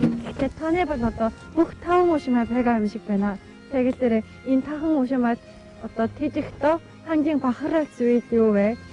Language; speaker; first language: Mongolian; non-native, fluent; Korean